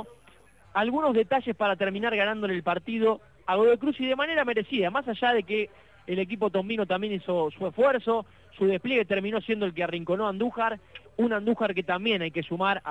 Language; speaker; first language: Spanish; native; Spanish